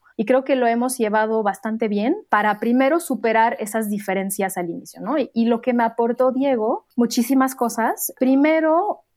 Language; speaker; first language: Spanish; non-native, fluent; Arabic